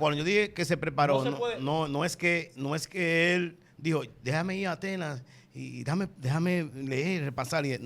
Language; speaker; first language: Spanish; native; Spanish